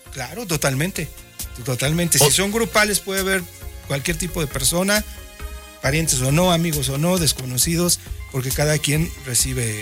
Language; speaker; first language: Spanish; native; Spanish